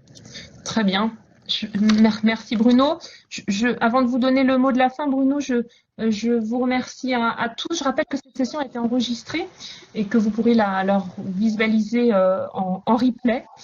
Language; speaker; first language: French; native; French